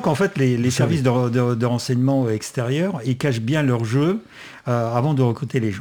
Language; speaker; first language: French; non-native, fluent; Russian